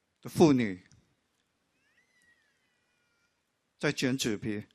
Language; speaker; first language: Chinese; non-native, local second language; English